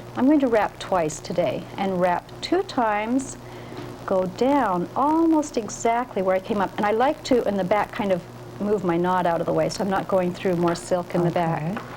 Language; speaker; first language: English; native; English